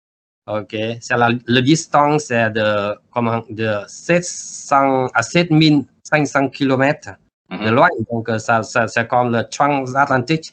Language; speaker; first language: French; non-native, learner; Vietnamese